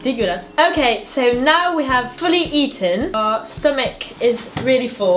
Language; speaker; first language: English; early bilingual, other home language; French